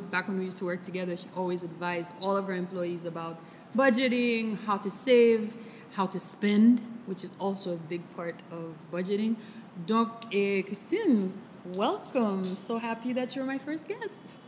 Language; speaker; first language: English; non-native, fluent; Haitian Creole